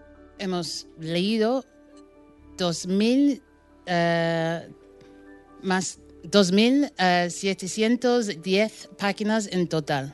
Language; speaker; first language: Spanish; non-native, fluent; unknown